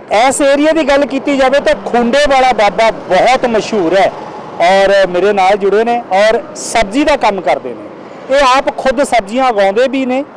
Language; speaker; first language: Hindi; non-native, local second language; Punjabi